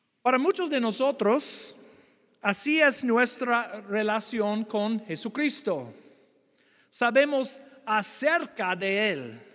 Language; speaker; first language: Spanish; non-native, fluent; English